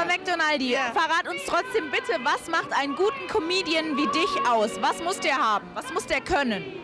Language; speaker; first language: German; native; German